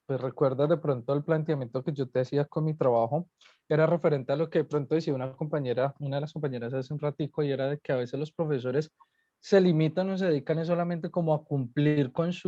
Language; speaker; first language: Spanish; native; Spanish